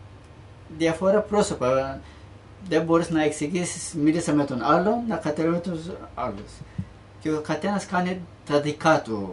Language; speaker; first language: Greek; non-native, learner; Turkish